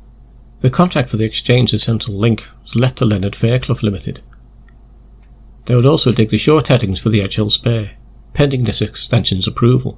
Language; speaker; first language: English; native; English